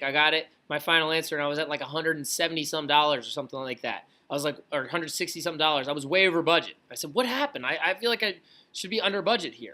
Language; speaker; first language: English; native; English